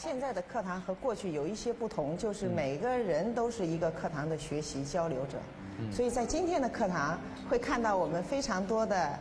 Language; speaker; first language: Chinese; native; Chinese